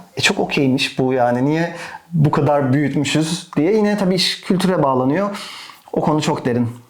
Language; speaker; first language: Turkish; native; Turkish